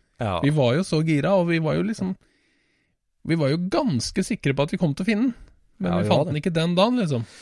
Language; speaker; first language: Norwegian; native; Norwegian